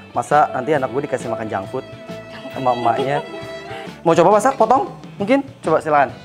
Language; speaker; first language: Indonesian; native; Indonesian